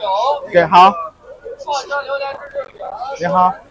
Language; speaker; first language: Chinese; non-native, learner; Bangla